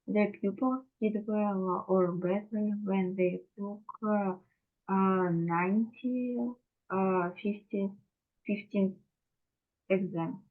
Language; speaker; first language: English; non-native, learner; Russian